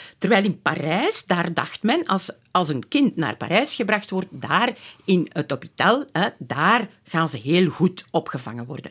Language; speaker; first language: Dutch; native; Dutch